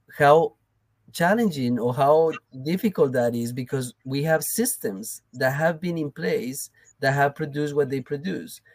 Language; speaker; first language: English; non-native, fluent; Spanish